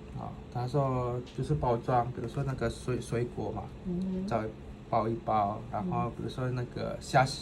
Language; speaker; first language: Chinese; non-native, fluent; Indonesian